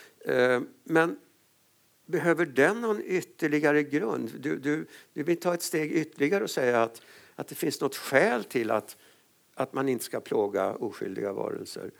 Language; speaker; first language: Swedish; native; Swedish